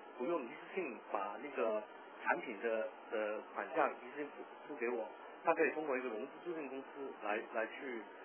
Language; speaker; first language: Chinese; non-native, local second language; Cantonese